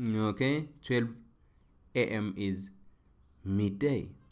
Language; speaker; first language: English; non-native, local second language; Amharic